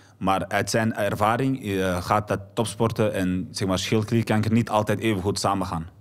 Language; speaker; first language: Dutch; early bilingual, other home language; Arabic